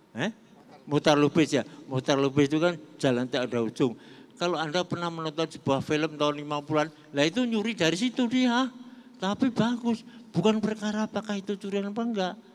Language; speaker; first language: Indonesian; non-native, local second language; Javanese